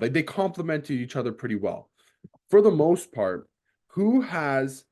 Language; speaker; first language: English; native; English